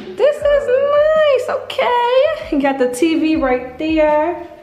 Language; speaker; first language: English; native; English